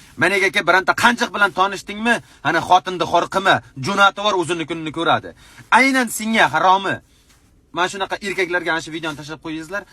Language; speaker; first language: Uzbek; native; Uzbek